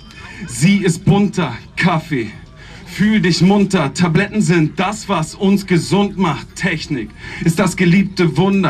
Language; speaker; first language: German; native; German